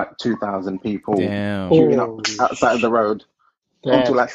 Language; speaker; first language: English; native; English